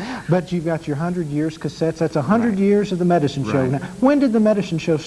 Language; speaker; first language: English; native; English